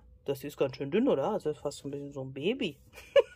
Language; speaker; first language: German; native; German